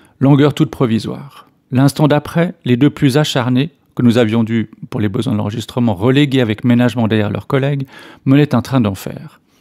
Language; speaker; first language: French; native; French